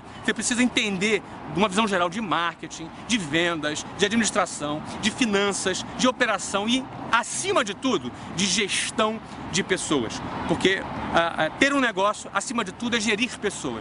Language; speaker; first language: Portuguese; native; Portuguese